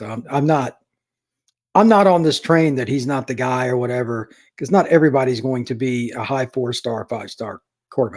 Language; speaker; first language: English; native; English